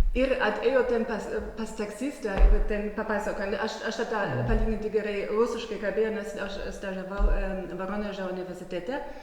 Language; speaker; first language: Lithuanian; non-native, fluent; German